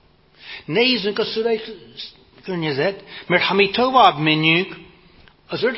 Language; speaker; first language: Hungarian; non-native, fluent; English